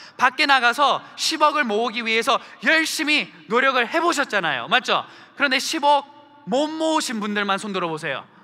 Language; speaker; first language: Korean; early bilingual, heritage; Korean